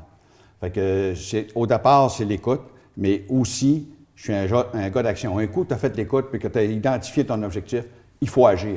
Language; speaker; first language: French; native; French